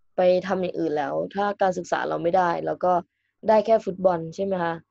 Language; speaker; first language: Thai; native; Thai